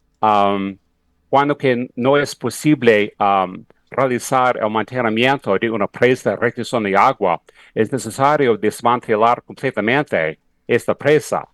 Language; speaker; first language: Spanish; non-native, fluent; English